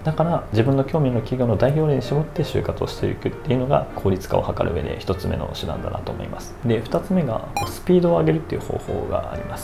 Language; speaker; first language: Japanese; native; Japanese